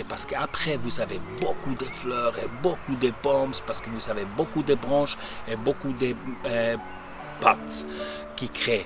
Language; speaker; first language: French; non-native, local second language; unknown